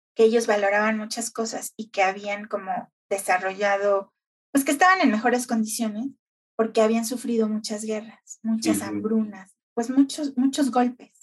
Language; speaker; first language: Spanish; native; Spanish